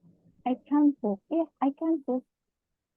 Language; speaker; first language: English; non-native, learner; Indonesian